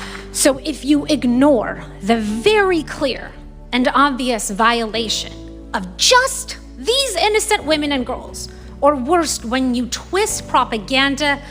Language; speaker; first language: English; early bilingual, other home language; Persian